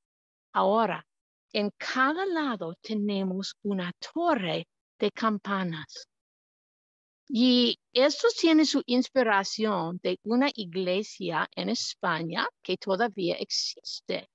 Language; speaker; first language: Spanish; non-native, fluent; English